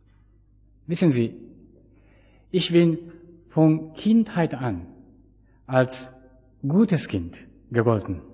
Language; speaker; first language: German; non-native, fluent; Japanese